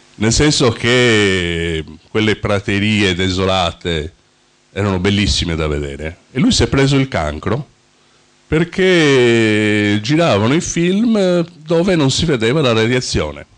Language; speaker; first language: Italian; native; Italian